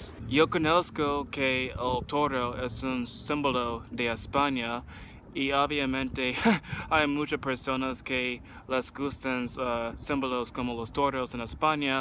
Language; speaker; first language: Spanish; non-native, learner; English